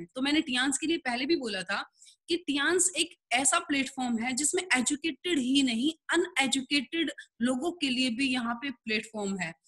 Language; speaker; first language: Hindi; native; Hindi